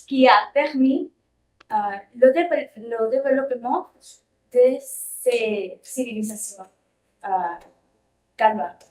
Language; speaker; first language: French; non-native, learner; Spanish